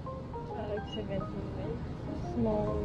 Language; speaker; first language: English; non-native, local second language; Filipino